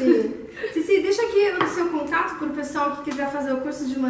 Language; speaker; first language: Portuguese; native; Portuguese